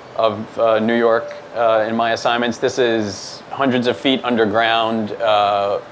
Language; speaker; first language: English; native; English